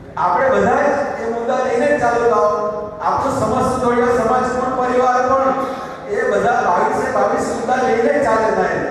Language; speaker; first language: Gujarati; non-native, local second language; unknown